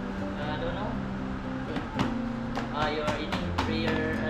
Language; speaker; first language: English; non-native, learner; Filipino